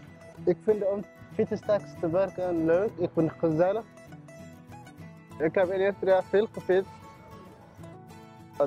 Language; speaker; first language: Dutch; non-native, learner; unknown